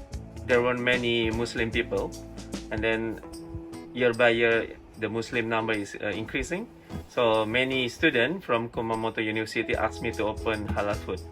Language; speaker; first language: English; non-native, fluent; Indonesian